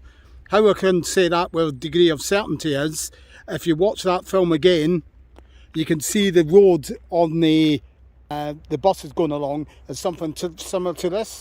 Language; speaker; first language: English; native; English